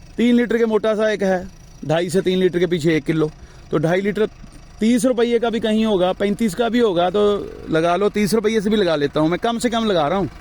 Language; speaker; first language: Hindi; non-native, local second language; Punjabi